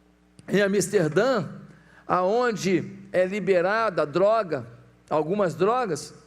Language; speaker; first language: Portuguese; native; Portuguese